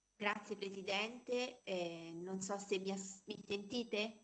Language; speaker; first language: Italian; native; Italian